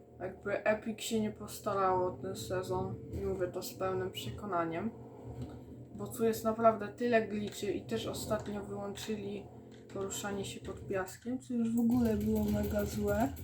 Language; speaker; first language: Polish; native; Polish